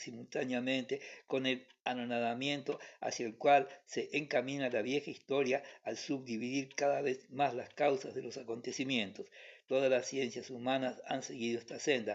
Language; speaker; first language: Spanish; native; Spanish